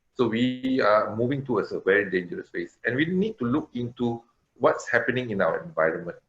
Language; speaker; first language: English; non-native, local second language; Malay